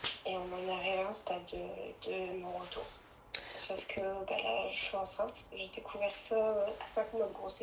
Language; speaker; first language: French; native; French